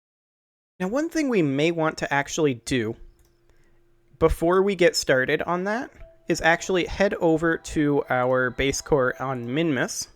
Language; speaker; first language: English; native; English